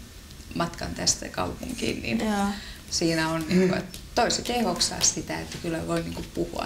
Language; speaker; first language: Finnish; native; Finnish